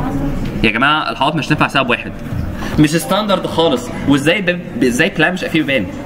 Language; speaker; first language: Arabic; native; Arabic